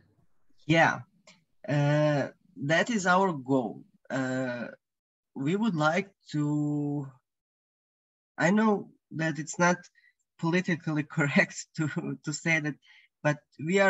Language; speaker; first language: English; non-native, fluent; Croatian